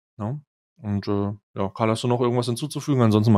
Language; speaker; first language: German; native; German